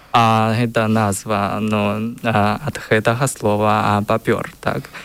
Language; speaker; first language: Belarusian; non-native, learner; Chinese